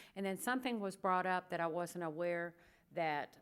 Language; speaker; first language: English; early bilingual, other home language; Spanish